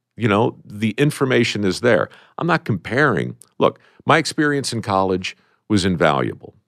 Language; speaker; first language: English; native; English